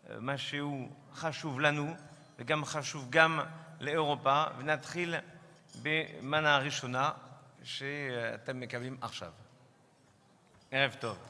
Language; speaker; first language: Hebrew; non-native, fluent; French